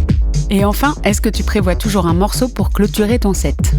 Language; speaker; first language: French; native; French